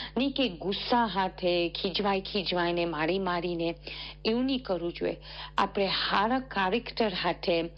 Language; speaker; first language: Gujarati; early bilingual, heritage; Gujarati